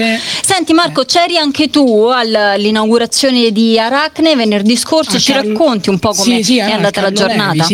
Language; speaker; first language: Italian; native; Italian